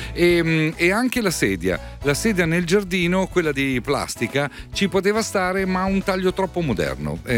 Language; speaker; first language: Italian; native; Italian